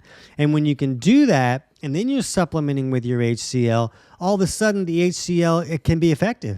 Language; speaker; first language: English; native; English